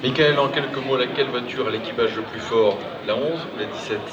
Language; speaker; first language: French; native; French